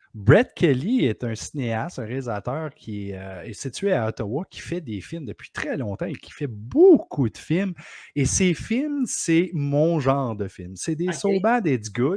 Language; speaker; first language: French; native; French